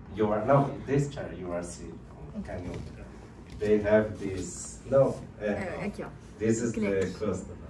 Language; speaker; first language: English; non-native, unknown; Portuguese